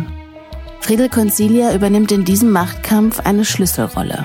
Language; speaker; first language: German; native; German